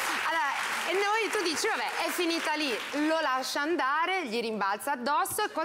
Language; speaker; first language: Italian; native; Italian